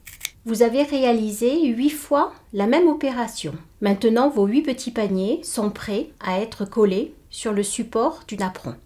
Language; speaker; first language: French; native; French